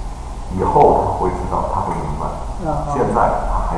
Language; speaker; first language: Chinese; native; Chinese